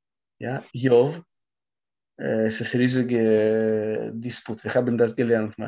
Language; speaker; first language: German; non-native, fluent; Russian